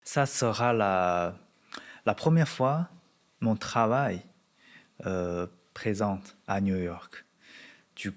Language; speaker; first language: French; non-native, learner; Chinese